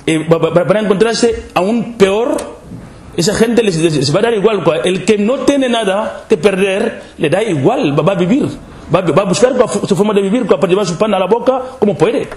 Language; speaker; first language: Spanish; non-native, local second language; Wolof